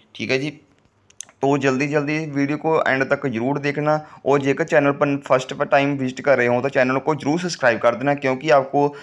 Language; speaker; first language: Hindi; non-native, local second language; Punjabi